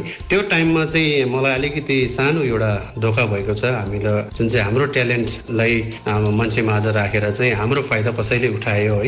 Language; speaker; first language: Nepali; native; Nepali